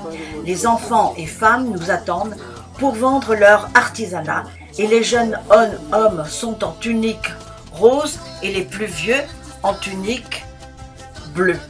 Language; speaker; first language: French; native; French